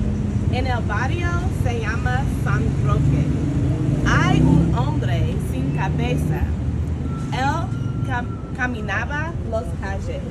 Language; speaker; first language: Spanish; non-native, learner; English